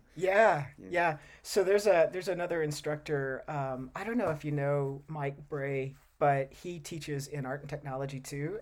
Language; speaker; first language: English; native; English